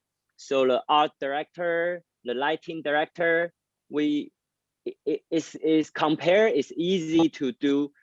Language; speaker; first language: English; non-native, learner; Chinese